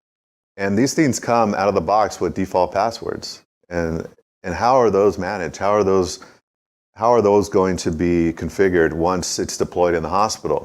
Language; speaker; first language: English; native; English